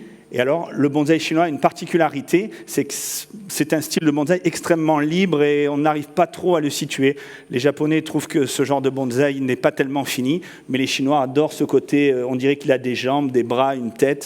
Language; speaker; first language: French; native; French